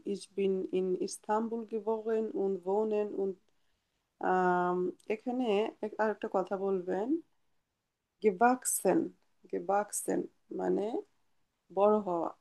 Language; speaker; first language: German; non-native, fluent; Bangla